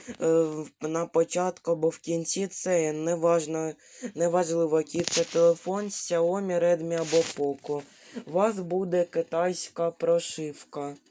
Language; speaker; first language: Ukrainian; non-native, local second language; Russian